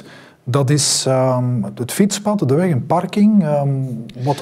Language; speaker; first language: Dutch; native; Dutch